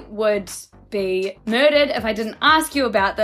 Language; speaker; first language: English; native; English